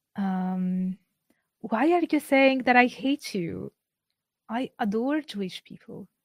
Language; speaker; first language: English; non-native, fluent; Italian